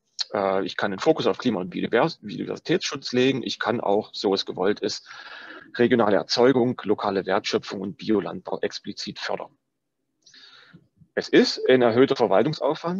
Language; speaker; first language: German; native; German